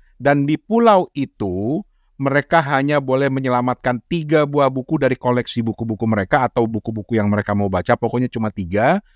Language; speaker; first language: Indonesian; native; Indonesian